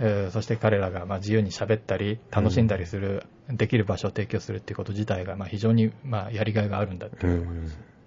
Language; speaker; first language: Japanese; native; Japanese